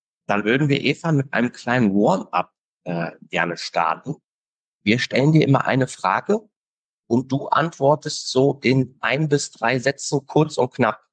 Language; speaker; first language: German; native; German